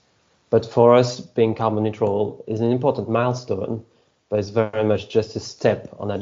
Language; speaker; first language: English; non-native, fluent; French